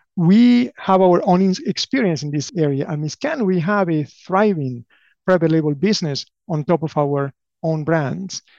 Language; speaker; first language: English; non-native, fluent; Spanish